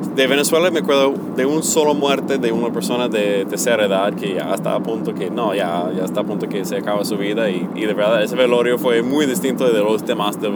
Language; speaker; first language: Spanish; non-native, fluent; English